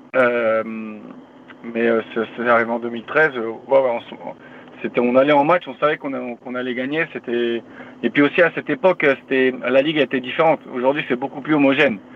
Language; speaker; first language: French; native; French